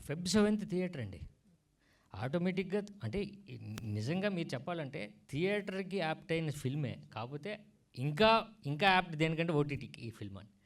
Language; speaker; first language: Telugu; native; Telugu